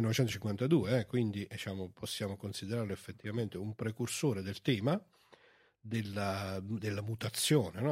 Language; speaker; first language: Italian; native; Italian